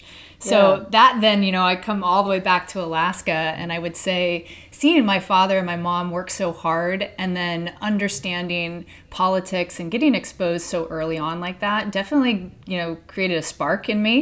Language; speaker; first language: English; native; English